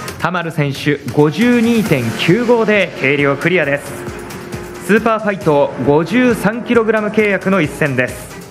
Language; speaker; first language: Japanese; native; Japanese